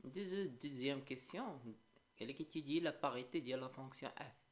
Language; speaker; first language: French; non-native, local second language; Arabic